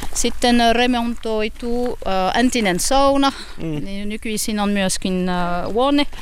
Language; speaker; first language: Finnish; non-native, learner; French